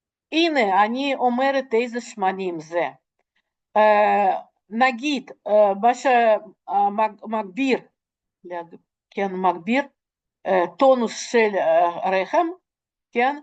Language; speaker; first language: Hebrew; non-native, fluent; Russian